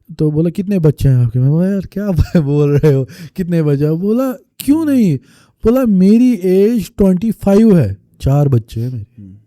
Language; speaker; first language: Urdu; non-native, local second language; Kashmiri